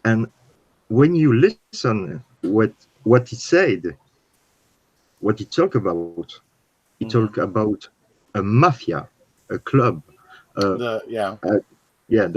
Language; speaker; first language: English; non-native, learner; French